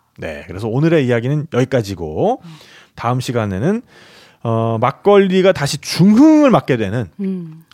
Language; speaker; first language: Korean; native; Korean